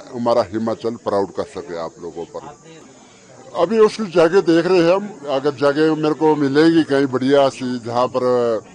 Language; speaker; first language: Hindi; native; Hindi